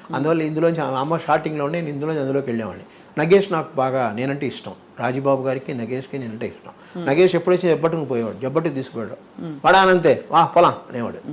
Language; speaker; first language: Telugu; native; Telugu